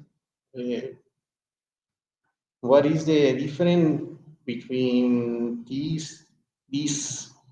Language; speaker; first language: English; non-native, learner; Spanish